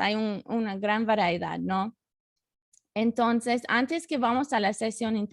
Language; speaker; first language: Spanish; non-native, fluent; English